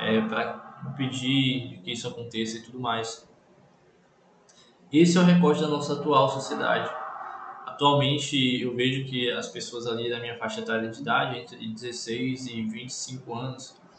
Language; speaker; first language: Portuguese; native; Portuguese